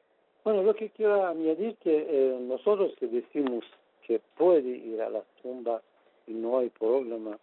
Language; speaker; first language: Spanish; non-native, fluent; Persian